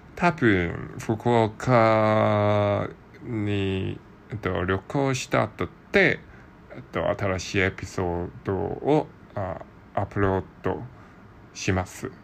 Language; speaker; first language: Japanese; non-native, learner; Cantonese